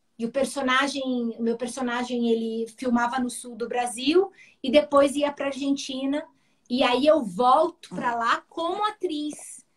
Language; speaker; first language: Portuguese; early bilingual, heritage; Portuguese